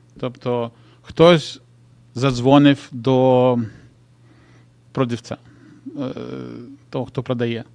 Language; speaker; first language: Ukrainian; non-native, local second language; Russian